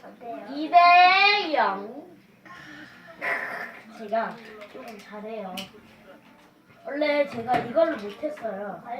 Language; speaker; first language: Korean; non-native, learner; Indonesian